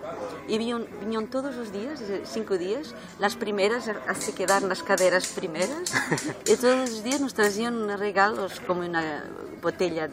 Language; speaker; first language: Spanish; non-native, learner; Portuguese